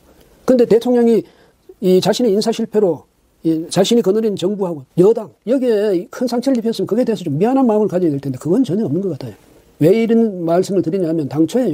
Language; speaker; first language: Korean; native; Korean